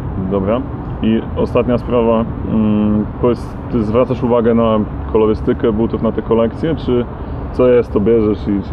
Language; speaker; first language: Polish; native; Polish